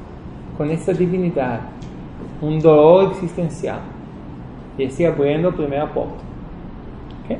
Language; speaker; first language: Portuguese; non-native, fluent; Spanish